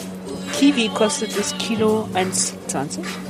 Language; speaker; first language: German; native; German